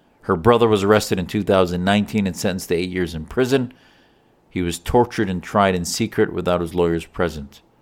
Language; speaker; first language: English; native; English